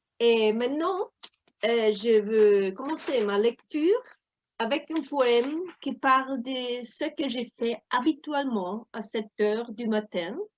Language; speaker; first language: French; non-native, fluent; German